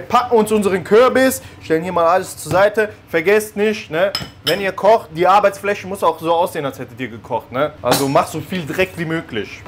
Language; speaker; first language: German; early bilingual, other home language; Italian